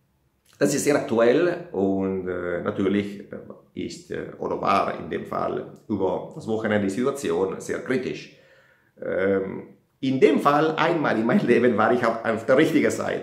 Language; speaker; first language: German; non-native, fluent; Italian